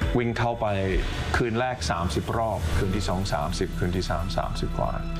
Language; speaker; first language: Thai; non-native, fluent; English